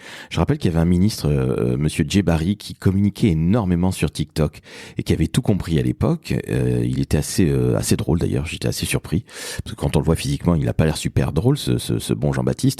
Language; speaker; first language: French; native; French